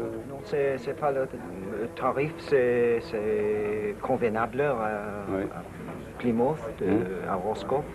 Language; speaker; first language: French; non-native, fluent; English